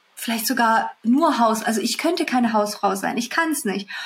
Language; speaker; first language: German; early bilingual, other home language; Russian